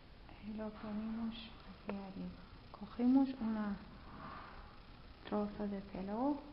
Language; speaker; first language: Spanish; non-native, fluent; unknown